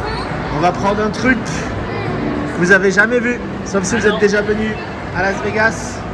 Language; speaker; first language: French; native; French